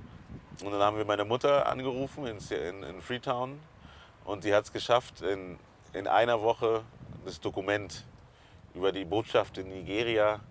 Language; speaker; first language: German; early bilingual, other home language; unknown